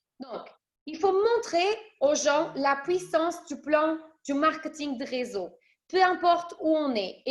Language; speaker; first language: French; early bilingual, other home language; Portuguese